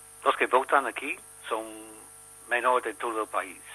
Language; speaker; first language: Spanish; non-native, learner; English